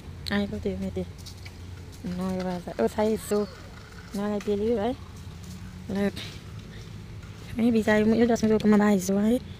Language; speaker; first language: English; non-native, learner; Haitian Creole